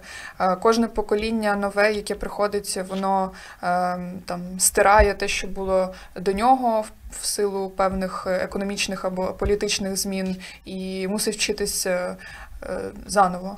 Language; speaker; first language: Ukrainian; native; Ukrainian